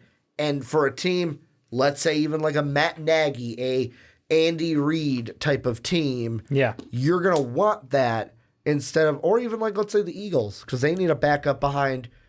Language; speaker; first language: English; native; English